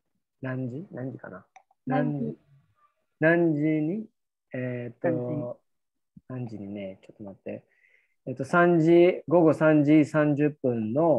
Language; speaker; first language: Japanese; non-native, learner; Filipino